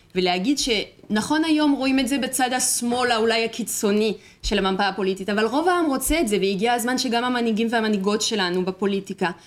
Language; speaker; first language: Hebrew; non-native, fluent; French